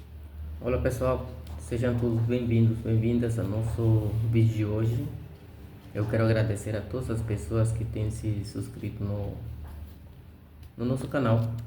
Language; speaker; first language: Portuguese; non-native, fluent; Spanish